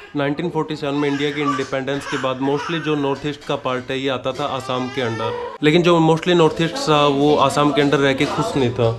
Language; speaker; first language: Hindi; native; Hindi